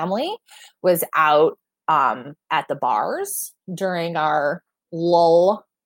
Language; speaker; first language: English; native; English